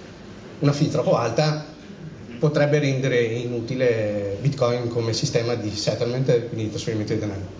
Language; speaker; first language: Italian; native; Italian